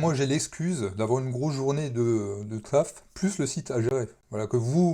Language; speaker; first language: French; native; French